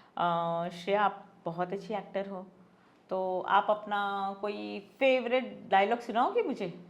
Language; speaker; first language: Hindi; non-native, local second language; Gujarati